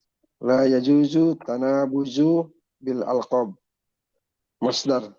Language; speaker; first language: Arabic; non-native, learner; Indonesian